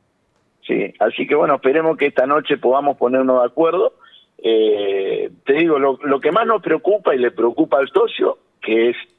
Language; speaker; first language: Spanish; native; Spanish